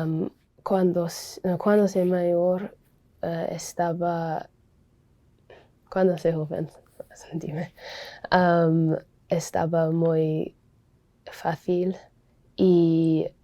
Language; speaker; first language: Spanish; non-native, learner; English